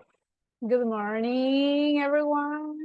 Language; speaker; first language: English; non-native, fluent; Spanish